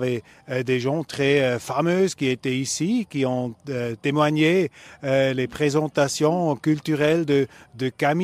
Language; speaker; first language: French; non-native, fluent; German